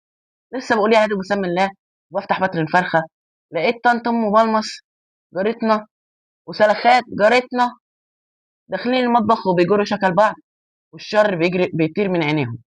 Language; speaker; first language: Arabic; native; Arabic